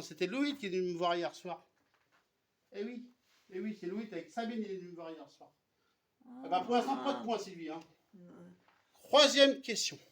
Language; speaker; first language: French; native; French